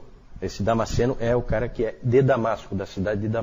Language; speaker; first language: Portuguese; native; Portuguese